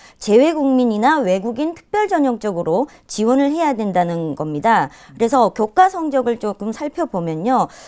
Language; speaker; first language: Korean; native; Korean